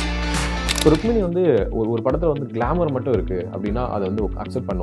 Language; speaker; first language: Tamil; native; Tamil